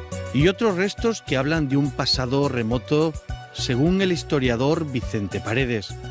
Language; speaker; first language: Spanish; native; Spanish